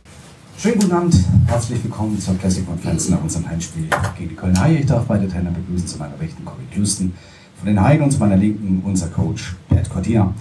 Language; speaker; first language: German; native; German